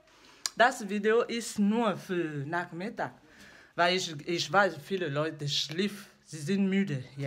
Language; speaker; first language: German; non-native, learner; French